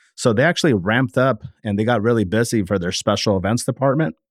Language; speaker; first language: English; native; English